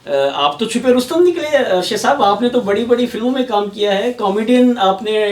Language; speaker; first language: Urdu; non-native, local second language; Punjabi